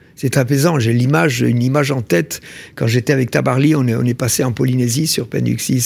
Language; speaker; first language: French; native; French